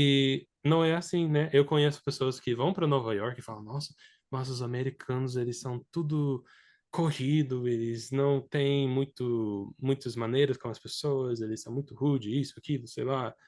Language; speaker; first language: Portuguese; non-native, fluent; English